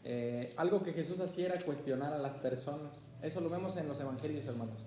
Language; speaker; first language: Spanish; native; Spanish